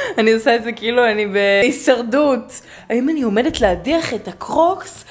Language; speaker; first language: Hebrew; native; Hebrew